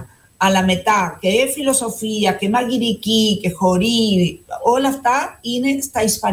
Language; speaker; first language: Greek; non-native, fluent; Spanish